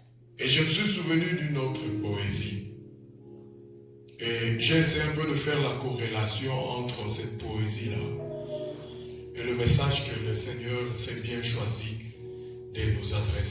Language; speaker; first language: French; non-native, local second language; Lingala